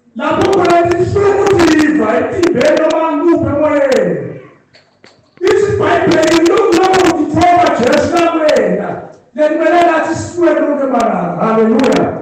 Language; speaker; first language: Zulu; non-native, local second language; Swati